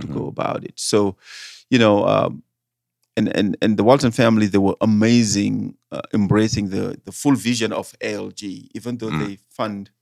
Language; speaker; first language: English; non-native, fluent; Wolof